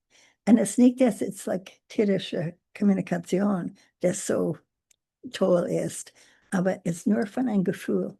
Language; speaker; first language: German; non-native, learner; English